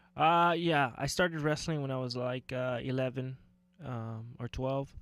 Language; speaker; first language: English; native; English